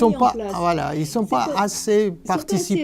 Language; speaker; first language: French; non-native, fluent; Persian